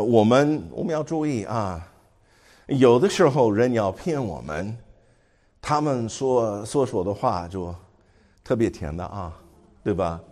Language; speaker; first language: Chinese; non-native, fluent; English